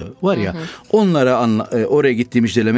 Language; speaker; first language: Turkish; non-native, fluent; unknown